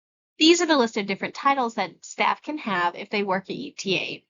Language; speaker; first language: English; native; English